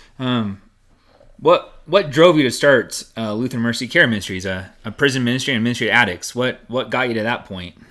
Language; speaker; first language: English; native; English